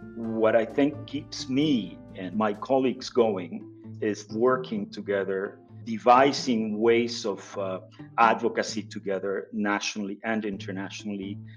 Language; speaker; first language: English; non-native, fluent; Spanish